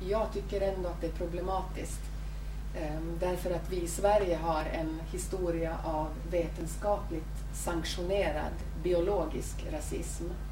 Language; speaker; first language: Swedish; native; Swedish